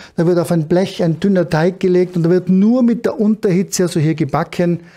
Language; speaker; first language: German; native; German